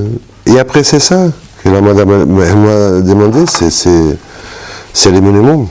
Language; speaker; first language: French; non-native, fluent; Portuguese